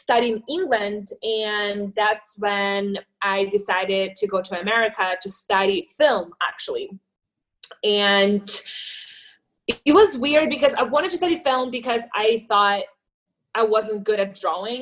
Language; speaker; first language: English; non-native, fluent; Ukrainian